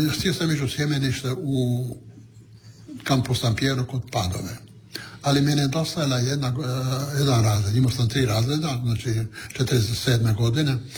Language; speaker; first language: Croatian; non-native, local second language; Italian